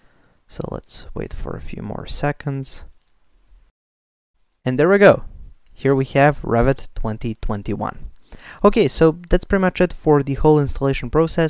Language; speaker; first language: English; non-native, fluent; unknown